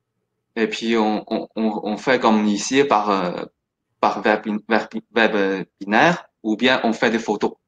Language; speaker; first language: French; non-native, fluent; Chinese